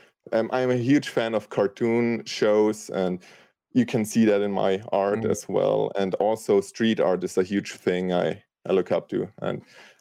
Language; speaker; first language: English; non-native, fluent; German